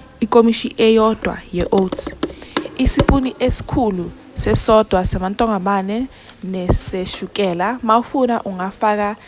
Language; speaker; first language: Zulu; non-native, local second language; Southern Sotho